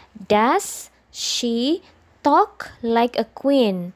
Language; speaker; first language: English; non-native, fluent; Indonesian